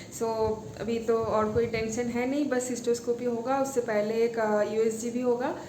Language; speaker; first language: Hindi; non-native, local second language; Bangla